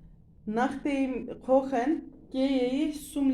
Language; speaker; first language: German; non-native, learner; Turkish